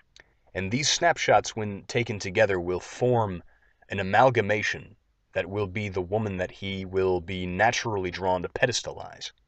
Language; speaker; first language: English; native; English